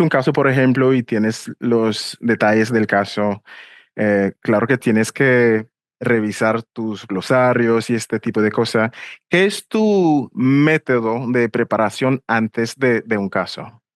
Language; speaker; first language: Spanish; non-native, fluent; English